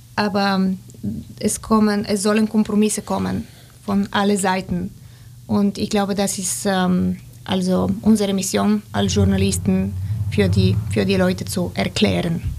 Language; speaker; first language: German; non-native, fluent; Bulgarian